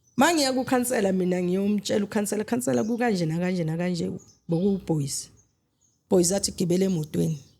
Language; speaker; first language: Zulu; native; Zulu